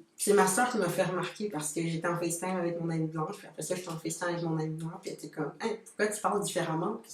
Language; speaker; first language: French; early bilingual, other home language; Lingala